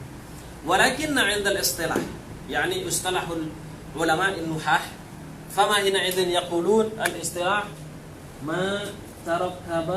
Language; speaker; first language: Arabic; non-native, fluent; Indonesian